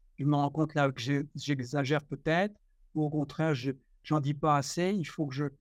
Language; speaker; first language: French; native; French